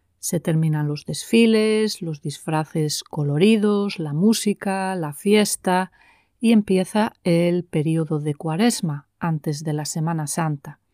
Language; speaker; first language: Spanish; native; Spanish